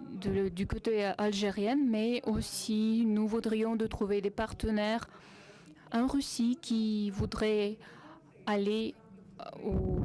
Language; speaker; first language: French; non-native, fluent; Russian